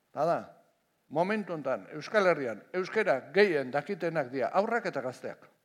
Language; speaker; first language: Basque; non-native, local second language; Spanish